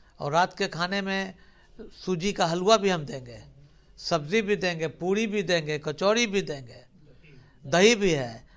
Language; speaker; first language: Hindi; native; Hindi